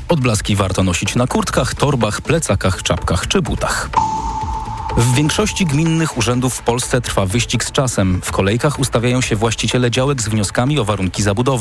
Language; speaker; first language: Polish; native; Polish